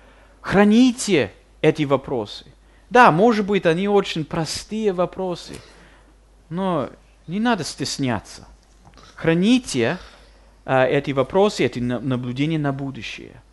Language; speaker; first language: Russian; non-native, fluent; English